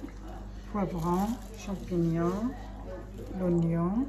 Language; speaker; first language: French; non-native, fluent; Arabic